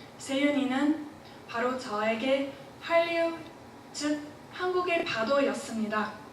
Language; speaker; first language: Korean; non-native, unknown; English